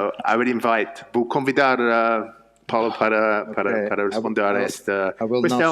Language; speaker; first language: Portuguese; non-native, learner; English